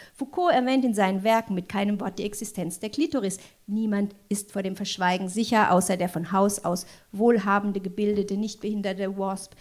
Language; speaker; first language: German; non-native, local second language; French